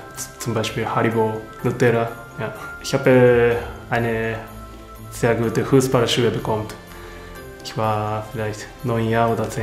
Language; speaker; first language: German; non-native, learner; Japanese